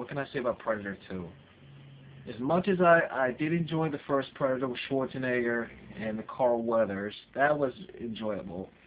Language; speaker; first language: English; native; English